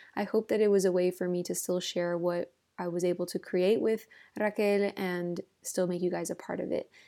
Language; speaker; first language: English; native; English